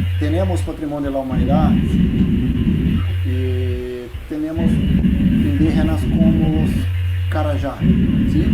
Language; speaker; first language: Spanish; non-native, learner; Portuguese